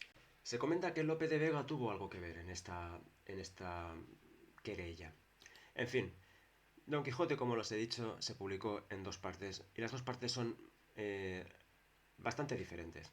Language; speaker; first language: Spanish; native; Spanish